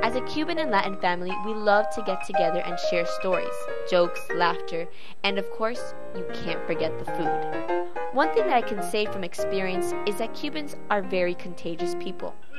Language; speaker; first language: English; native; English